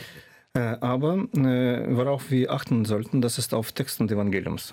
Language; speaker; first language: German; non-native, fluent; Russian